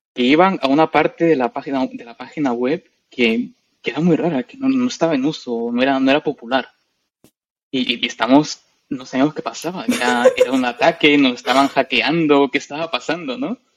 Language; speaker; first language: Spanish; native; Spanish